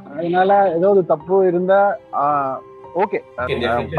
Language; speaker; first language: Tamil; non-native, learner; Telugu